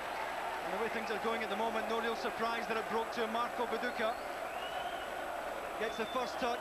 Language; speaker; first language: English; native; English